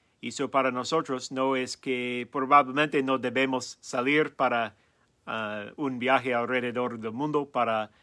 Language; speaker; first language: Spanish; non-native, learner; English